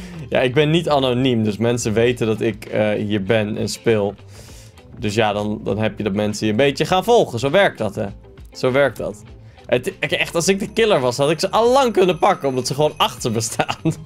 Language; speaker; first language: Dutch; native; Dutch